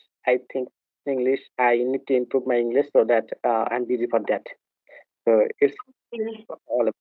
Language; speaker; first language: English; non-native, learner; Bangla